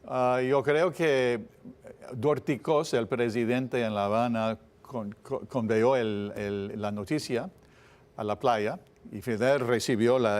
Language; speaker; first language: Spanish; non-native, fluent; English